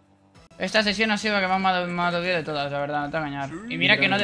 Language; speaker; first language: Spanish; native; Spanish